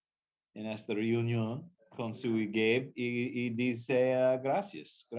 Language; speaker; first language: Spanish; non-native, learner; English